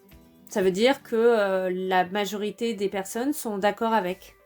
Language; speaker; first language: French; native; French